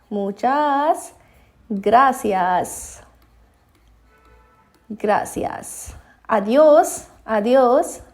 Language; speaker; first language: Spanish; non-native, fluent; Hindi